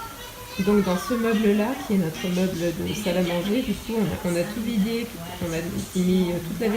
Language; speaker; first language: French; native; French